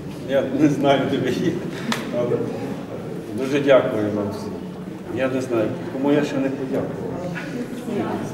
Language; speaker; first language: Ukrainian; native; Ukrainian